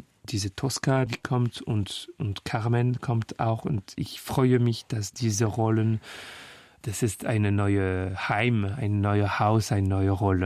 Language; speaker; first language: German; non-native, fluent; French